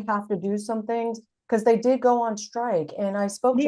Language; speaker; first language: English; native; English